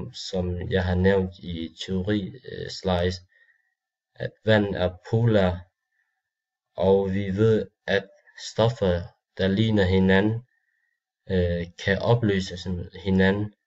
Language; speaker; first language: Danish; non-native, learner; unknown